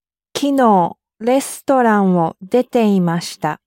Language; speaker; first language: Japanese; non-native, learner; English